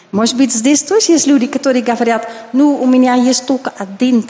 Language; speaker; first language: Russian; non-native, learner; Dutch